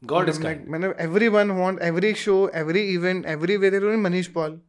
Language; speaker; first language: Hindi; native; Hindi